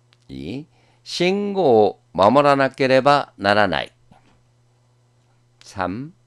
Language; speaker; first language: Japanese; non-native, fluent; Korean